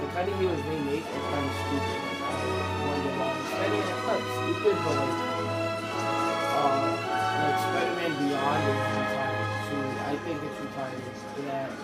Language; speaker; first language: English; native; English